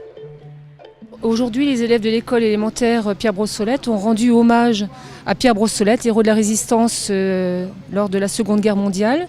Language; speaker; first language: French; native; French